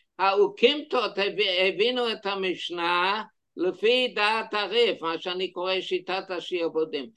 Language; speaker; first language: Hebrew; non-native, fluent; English